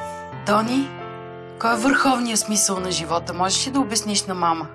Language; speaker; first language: Bulgarian; native; Bulgarian